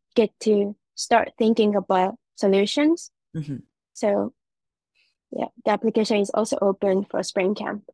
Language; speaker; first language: English; non-native, fluent; Japanese